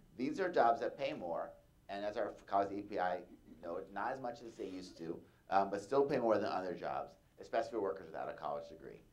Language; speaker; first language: English; native; English